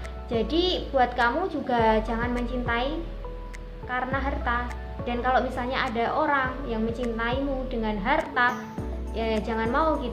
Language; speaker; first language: Indonesian; native; Indonesian